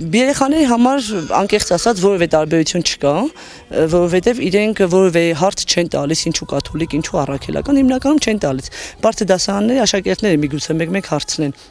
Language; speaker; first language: Armenian; native; Armenian